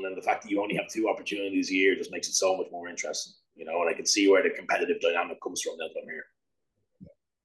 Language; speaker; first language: English; native; English